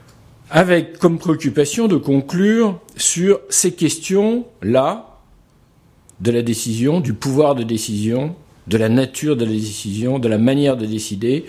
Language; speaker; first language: French; native; French